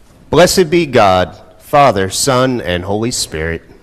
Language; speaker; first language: English; native; English